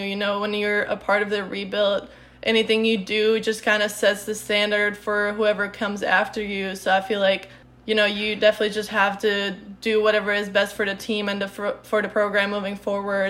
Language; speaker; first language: English; non-native, fluent; Czech